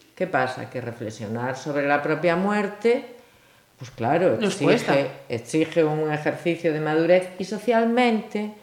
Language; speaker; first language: Spanish; native; Spanish